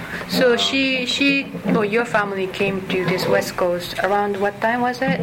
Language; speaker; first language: English; non-native, fluent; Japanese